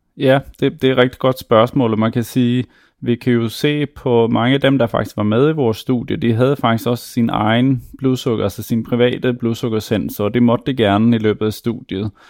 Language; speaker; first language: Danish; native; Danish